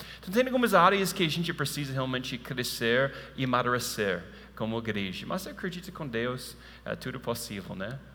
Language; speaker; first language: Portuguese; non-native, fluent; English